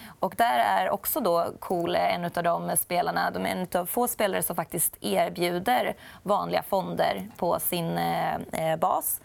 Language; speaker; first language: Swedish; native; Swedish